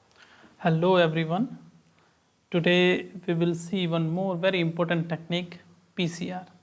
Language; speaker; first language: English; non-native, local second language; Hindi